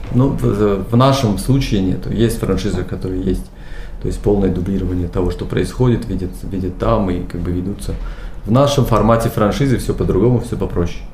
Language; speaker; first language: Russian; non-native, local second language; Tajik